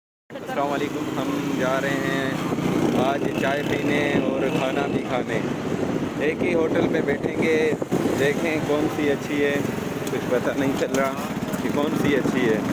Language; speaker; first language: Hindi; non-native, local second language; Sindhi